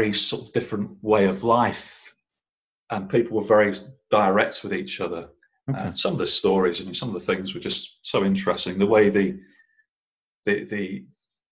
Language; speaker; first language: English; native; English